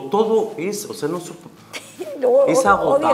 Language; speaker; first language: Spanish; native; Spanish